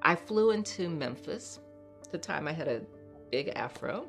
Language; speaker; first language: English; native; English